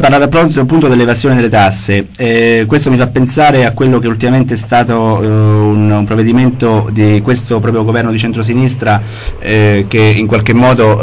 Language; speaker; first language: Italian; native; Italian